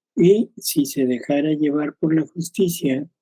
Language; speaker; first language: Spanish; native; Spanish